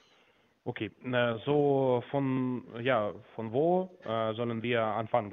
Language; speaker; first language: German; non-native, learner; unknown